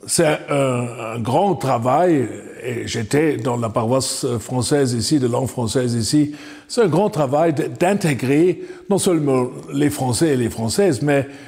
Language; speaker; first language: French; non-native, fluent; German